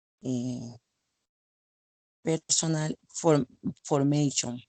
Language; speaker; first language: English; non-native, learner; Spanish